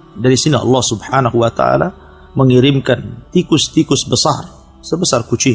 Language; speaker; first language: Indonesian; native; Indonesian